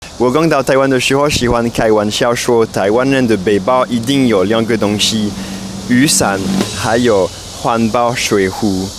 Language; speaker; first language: Chinese; non-native, fluent; French